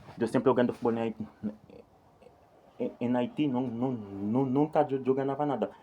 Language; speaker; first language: Spanish; non-native, learner; Haitian Creole